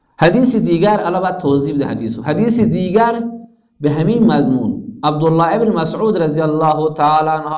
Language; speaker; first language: Persian; non-native, local second language; Baluchi